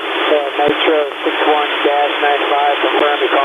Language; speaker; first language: English; native; English